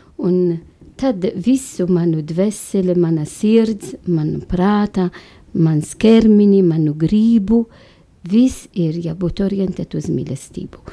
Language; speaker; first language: Latvian; non-native, fluent; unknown